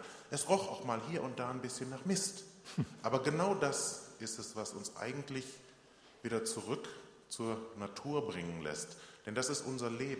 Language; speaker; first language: German; native; German